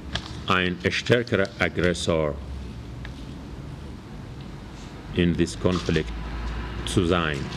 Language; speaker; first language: German; non-native, learner; Persian